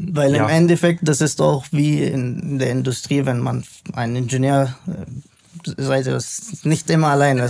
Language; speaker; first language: German; non-native, fluent; Arabic